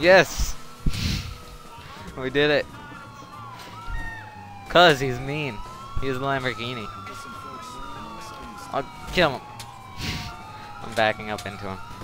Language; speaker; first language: English; native; English